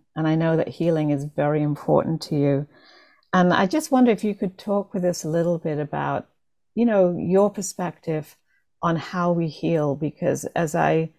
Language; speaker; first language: English; native; English